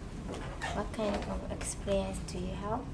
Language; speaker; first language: English; non-native, learner; Japanese